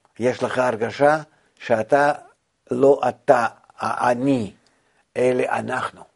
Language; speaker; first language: Hebrew; non-native, fluent; Russian